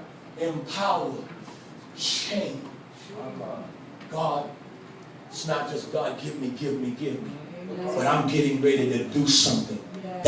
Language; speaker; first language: English; native; English